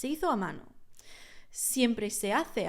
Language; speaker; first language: Spanish; non-native, fluent; English